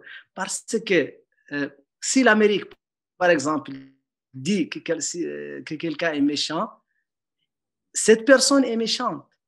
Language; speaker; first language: French; non-native, local second language; Arabic